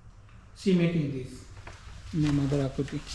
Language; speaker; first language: English; non-native, learner; Hindi